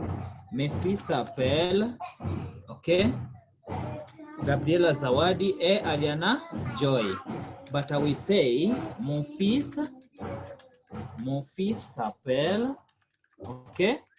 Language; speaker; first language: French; non-native, fluent; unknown